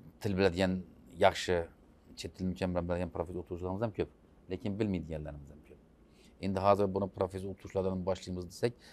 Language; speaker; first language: Uzbek; native; Uzbek